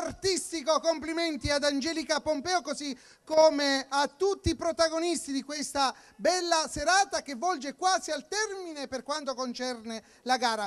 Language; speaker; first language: Italian; native; Italian